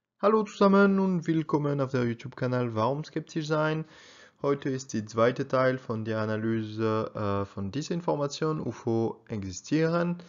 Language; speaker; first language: German; non-native, learner; French